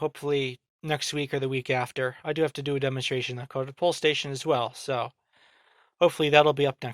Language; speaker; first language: English; native; English